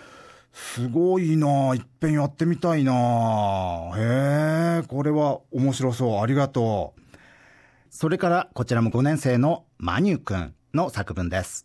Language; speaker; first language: Japanese; native; Japanese